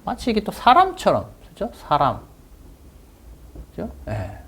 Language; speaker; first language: Korean; native; Korean